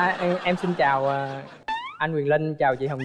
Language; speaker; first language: Vietnamese; native; Vietnamese